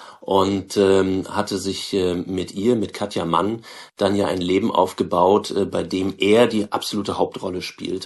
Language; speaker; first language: German; native; German